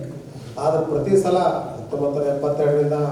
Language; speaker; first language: Kannada; native; Kannada